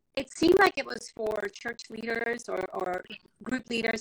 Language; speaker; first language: English; non-native, fluent; Spanish